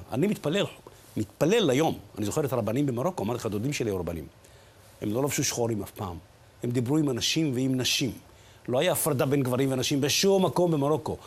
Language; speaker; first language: Hebrew; early bilingual, other home language; Arabic